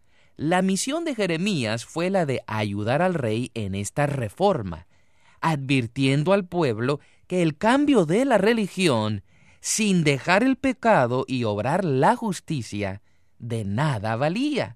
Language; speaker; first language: Spanish; native; Spanish